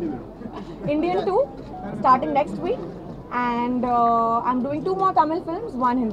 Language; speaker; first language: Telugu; non-native, learner; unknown